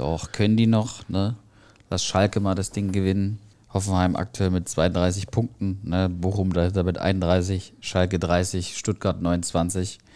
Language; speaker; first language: German; native; German